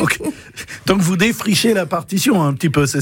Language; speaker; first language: French; native; French